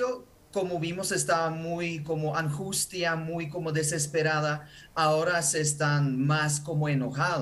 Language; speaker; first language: Spanish; non-native, fluent; Ukrainian